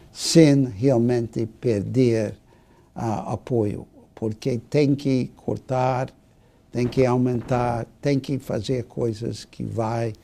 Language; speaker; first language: Portuguese; non-native, fluent; English